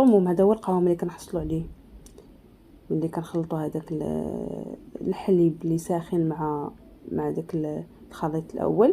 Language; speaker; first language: Arabic; native; Arabic